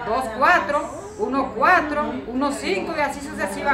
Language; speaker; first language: Spanish; native; Spanish